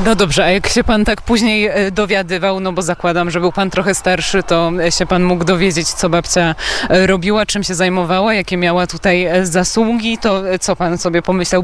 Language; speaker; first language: Polish; native; Polish